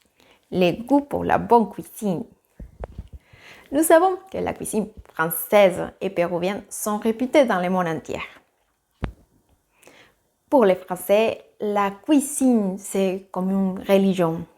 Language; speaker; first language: French; non-native, fluent; Spanish